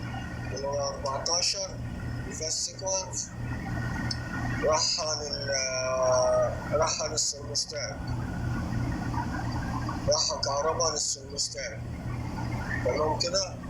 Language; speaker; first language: Arabic; native; Arabic